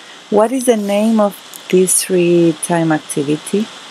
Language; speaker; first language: English; non-native, fluent; Spanish